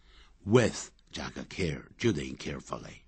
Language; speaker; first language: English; non-native, fluent; Chinese